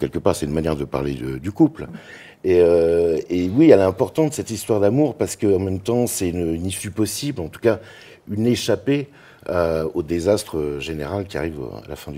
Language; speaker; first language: French; native; French